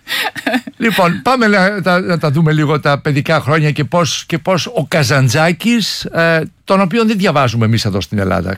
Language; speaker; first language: Greek; native; Greek